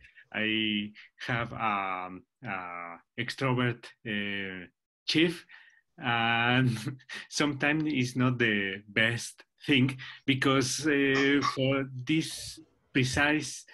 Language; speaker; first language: English; non-native, learner; Spanish